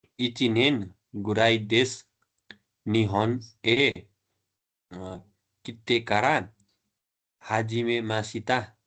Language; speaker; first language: Japanese; non-native, learner; Nepali